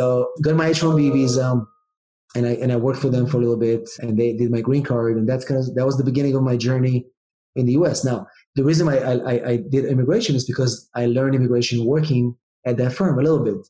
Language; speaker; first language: English; non-native, fluent; Hebrew